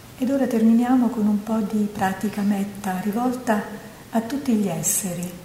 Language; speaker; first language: Italian; native; Italian